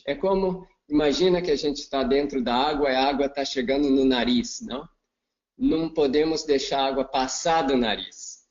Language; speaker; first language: Portuguese; non-native, fluent; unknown